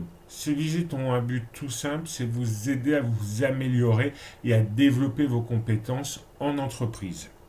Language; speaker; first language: French; native; French